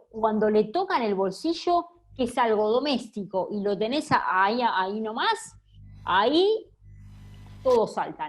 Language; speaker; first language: Spanish; native; Spanish